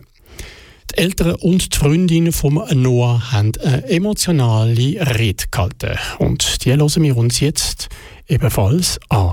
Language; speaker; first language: German; native; German